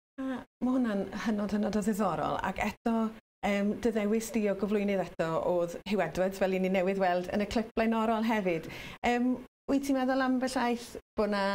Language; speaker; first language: Welsh; native; Welsh